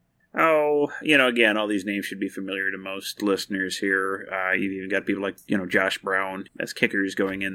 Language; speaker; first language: English; native; English